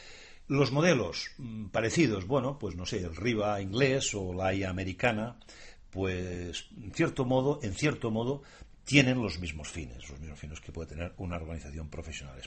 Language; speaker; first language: Spanish; native; Spanish